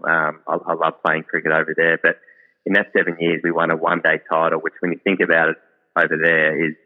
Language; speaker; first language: English; native; English